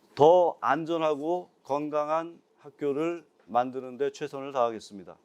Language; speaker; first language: Korean; native; Korean